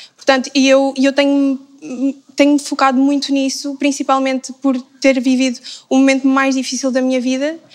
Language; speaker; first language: Portuguese; native; Portuguese